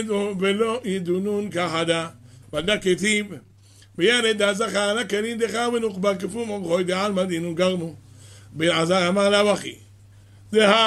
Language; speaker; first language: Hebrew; native; Hebrew